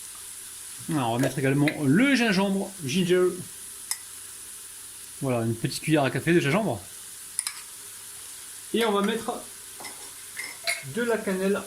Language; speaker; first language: French; native; French